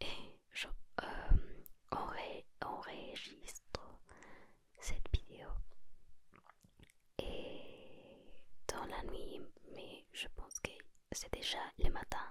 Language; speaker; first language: French; non-native, learner; Spanish